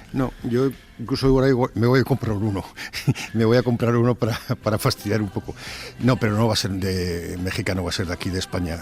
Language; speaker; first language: Spanish; native; Spanish